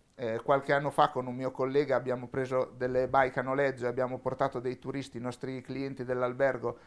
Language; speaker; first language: Italian; native; Italian